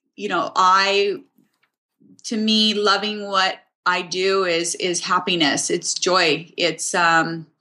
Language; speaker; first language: English; native; English